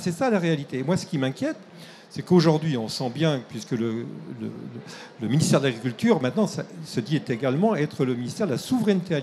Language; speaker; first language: French; native; French